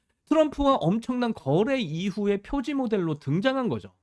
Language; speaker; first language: Korean; native; Korean